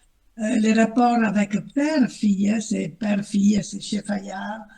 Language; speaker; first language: French; non-native, fluent; Italian